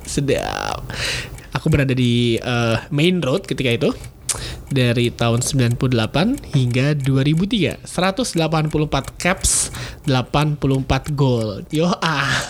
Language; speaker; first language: Indonesian; native; Indonesian